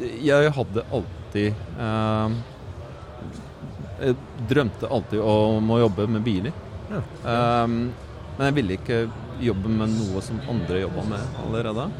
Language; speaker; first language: Norwegian; non-native, fluent; Polish